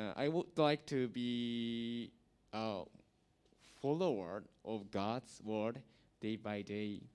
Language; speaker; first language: English; non-native, learner; Japanese